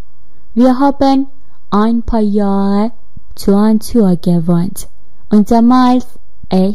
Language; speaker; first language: German; non-native, fluent; Persian